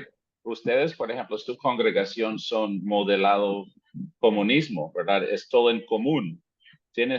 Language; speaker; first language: Spanish; non-native, fluent; English